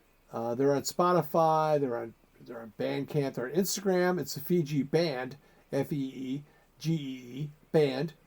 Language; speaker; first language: English; native; English